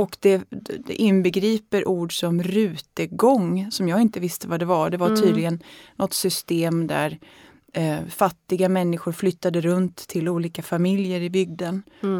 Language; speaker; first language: Swedish; native; Swedish